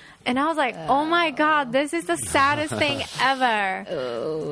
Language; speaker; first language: English; non-native, fluent; Japanese